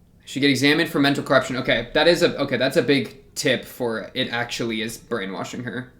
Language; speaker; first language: English; native; English